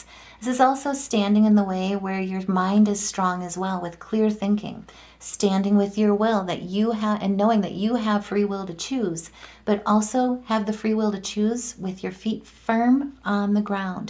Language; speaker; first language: English; native; English